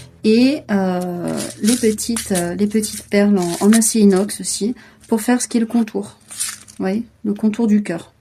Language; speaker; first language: French; native; French